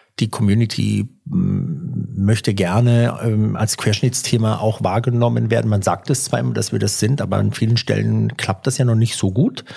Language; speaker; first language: German; early bilingual, other home language; Italian